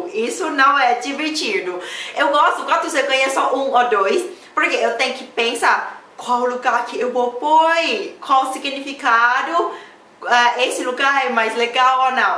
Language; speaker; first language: Portuguese; non-native, learner; Thai